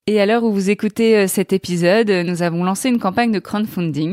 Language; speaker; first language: French; native; French